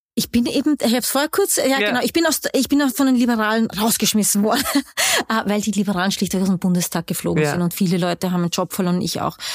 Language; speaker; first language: German; native; German